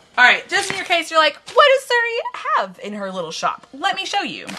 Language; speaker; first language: English; native; English